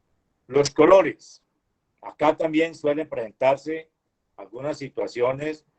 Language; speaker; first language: Spanish; native; Spanish